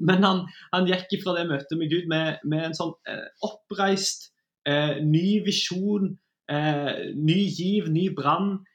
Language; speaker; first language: Norwegian; native; Norwegian